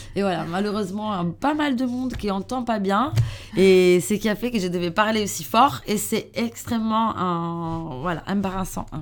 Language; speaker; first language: French; non-native, learner; Italian